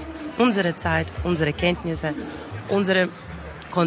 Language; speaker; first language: German; non-native, learner; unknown